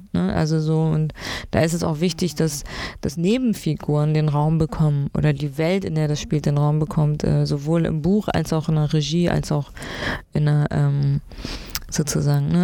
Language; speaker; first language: German; early bilingual, other home language; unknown